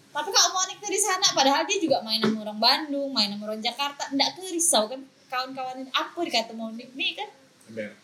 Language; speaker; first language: Indonesian; native; Indonesian